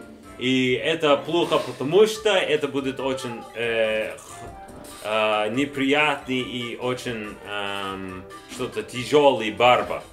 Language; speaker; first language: Russian; non-native, learner; English